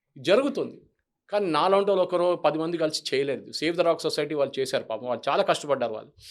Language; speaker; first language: Telugu; non-native, local second language; Malayalam